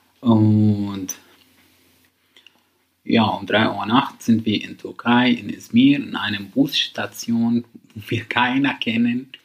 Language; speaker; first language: German; non-native, learner; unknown